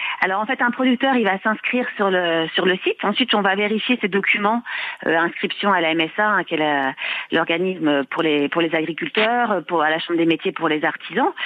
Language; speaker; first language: French; native; French